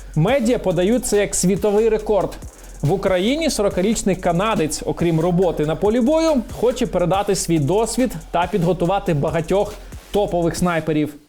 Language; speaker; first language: Ukrainian; native; Ukrainian